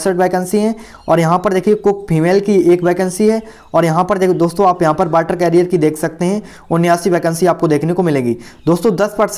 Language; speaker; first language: Hindi; native; Hindi